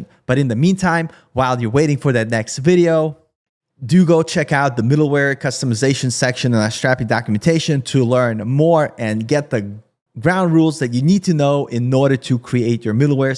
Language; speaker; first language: English; native; English